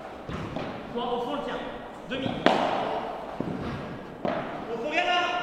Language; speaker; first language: French; native; French